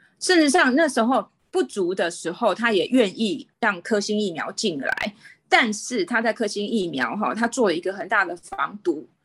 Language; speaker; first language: Chinese; native; Chinese